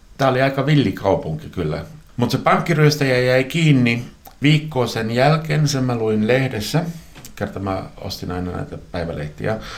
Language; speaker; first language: Finnish; non-native, local second language; Swedish